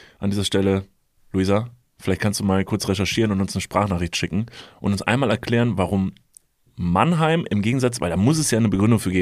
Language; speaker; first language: German; native; German